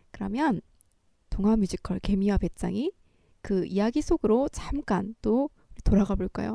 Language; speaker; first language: Korean; native; Korean